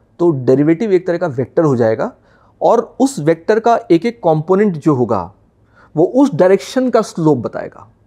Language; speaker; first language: Hindi; native; Hindi